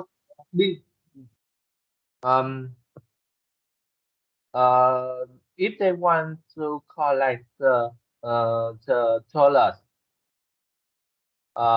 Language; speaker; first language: English; non-native, learner; Vietnamese